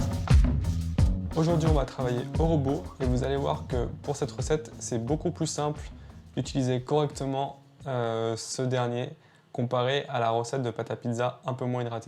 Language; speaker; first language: French; native; French